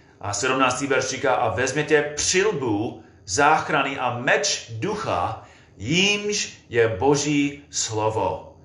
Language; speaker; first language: Czech; non-native, fluent; English